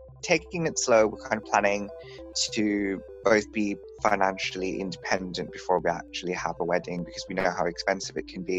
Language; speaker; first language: English; non-native, local second language; Bangla